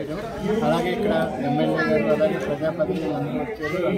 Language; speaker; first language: Telugu; native; Telugu